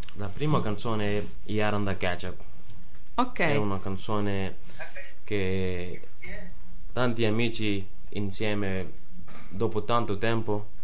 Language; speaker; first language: Italian; non-native, learner; Punjabi